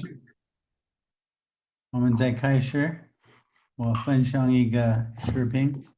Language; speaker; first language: Chinese; non-native, fluent; English